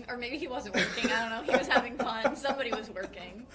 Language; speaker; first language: English; native; English